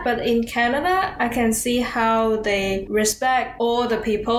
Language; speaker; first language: English; non-native, local second language; Cantonese